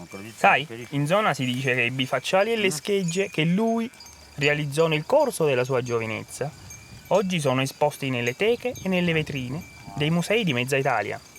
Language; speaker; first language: Italian; native; Italian